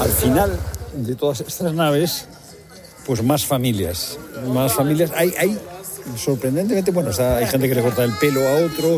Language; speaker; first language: Spanish; native; Spanish